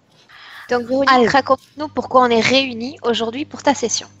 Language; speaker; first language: French; native; French